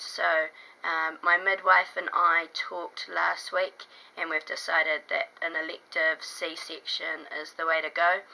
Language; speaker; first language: English; native; English